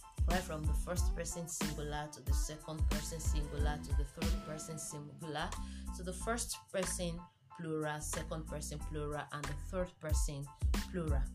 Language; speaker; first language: English; non-native, local second language; Yoruba